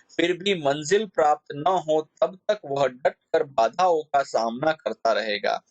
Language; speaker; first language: Hindi; non-native, local second language; Gujarati